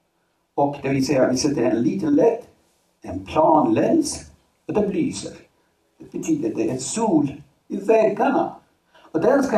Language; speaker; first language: Swedish; non-native, fluent; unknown